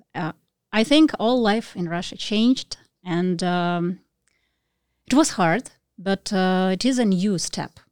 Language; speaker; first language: English; non-native, learner; Russian